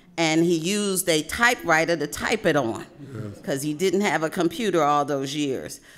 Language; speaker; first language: English; native; English